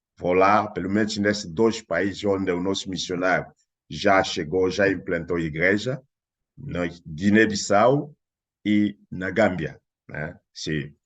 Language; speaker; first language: Portuguese; non-native, fluent; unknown